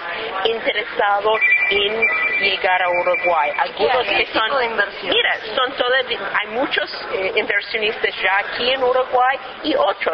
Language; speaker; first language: Spanish; non-native, fluent; English